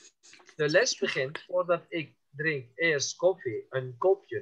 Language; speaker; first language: Dutch; non-native, fluent; Turkish